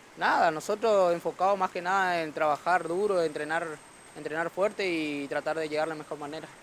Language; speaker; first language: Spanish; native; Spanish